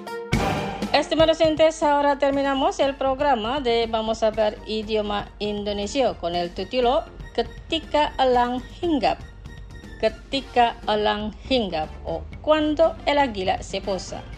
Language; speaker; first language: Spanish; non-native, fluent; Indonesian